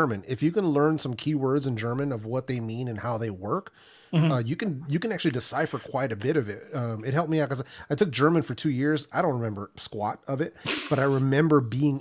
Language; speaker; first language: English; early bilingual, other home language; Spanish